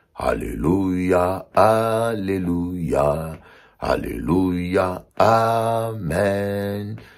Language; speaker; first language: French; non-native, local second language; Lingala